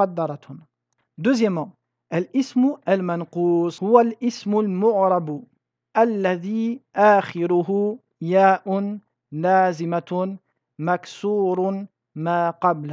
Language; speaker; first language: Arabic; non-native, fluent; French